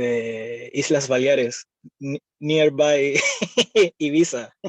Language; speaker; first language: English; non-native, learner; Spanish